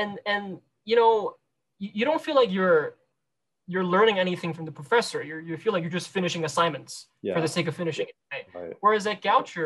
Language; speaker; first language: English; non-native, local second language; Cantonese